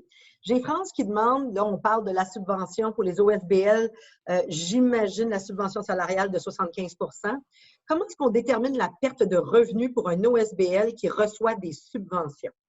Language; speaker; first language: French; native; French